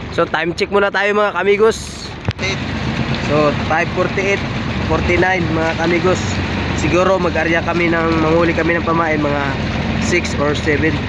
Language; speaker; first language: Filipino; non-native, local second language; Cebuano